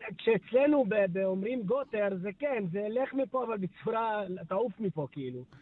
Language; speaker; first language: Hebrew; non-native, local second language; Arabic